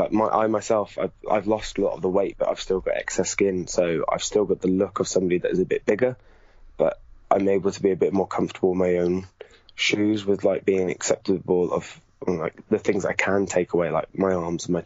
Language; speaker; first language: English; native; English